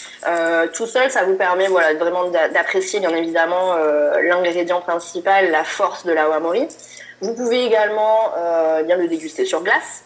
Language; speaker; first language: French; native; French